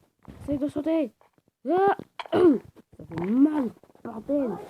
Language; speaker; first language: French; native; French